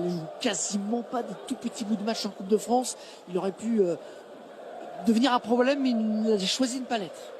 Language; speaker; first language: French; native; French